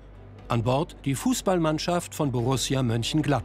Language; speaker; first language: German; native; German